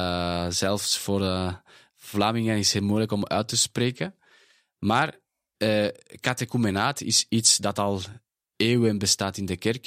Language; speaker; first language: Dutch; non-native, fluent; Spanish